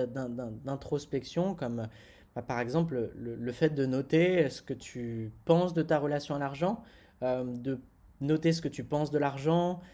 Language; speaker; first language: French; native; French